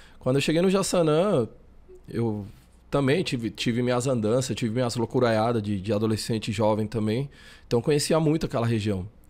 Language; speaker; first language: Portuguese; early bilingual, other home language; Spanish